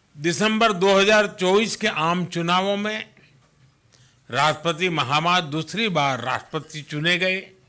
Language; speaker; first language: Hindi; non-native, local second language; Gujarati